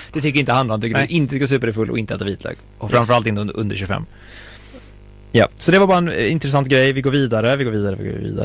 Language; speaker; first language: Swedish; native; Swedish